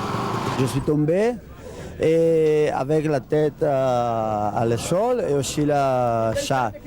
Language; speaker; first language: French; non-native, learner; Italian